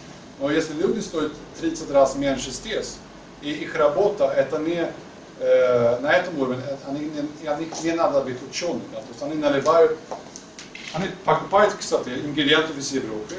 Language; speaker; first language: Russian; non-native, learner; Swedish